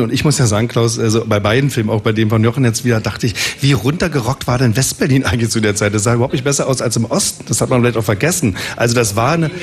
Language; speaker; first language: German; native; German